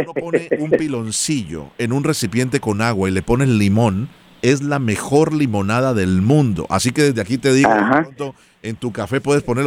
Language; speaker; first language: Spanish; native; Spanish